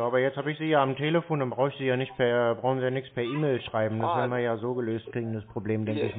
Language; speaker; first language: German; native; German